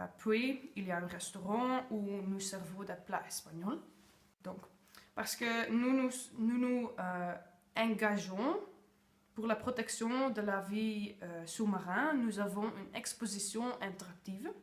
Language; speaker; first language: French; non-native, learner; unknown